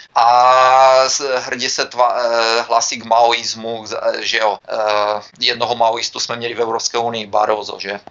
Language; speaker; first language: Czech; native; Czech